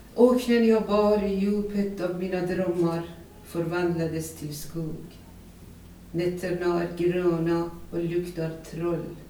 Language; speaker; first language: Swedish; non-native, fluent; Persian